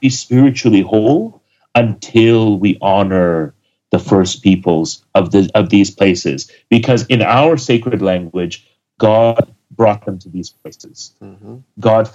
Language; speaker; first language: English; native; English